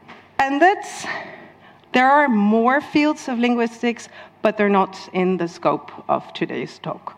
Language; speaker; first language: English; non-native, fluent; Dutch